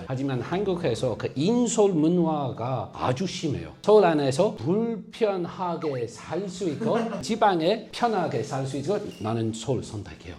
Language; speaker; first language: Korean; non-native, fluent; English